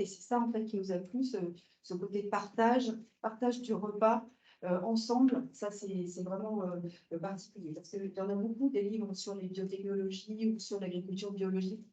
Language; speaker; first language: French; native; French